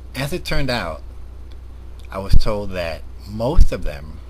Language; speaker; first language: English; early bilingual, other home language; Spanish